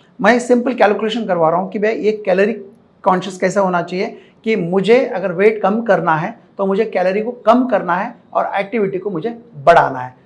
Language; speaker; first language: Hindi; non-native, local second language; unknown